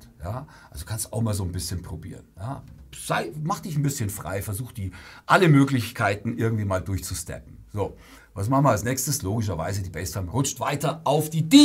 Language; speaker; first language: German; native; German